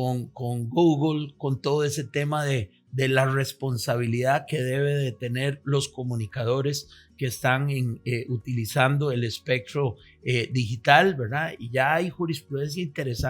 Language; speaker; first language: Spanish; native; Spanish